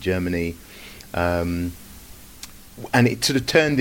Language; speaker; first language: English; native; English